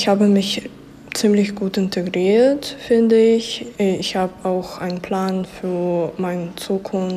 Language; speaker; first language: German; non-native, fluent; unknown